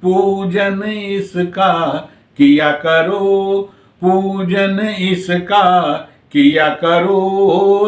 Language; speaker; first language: Hindi; native; Hindi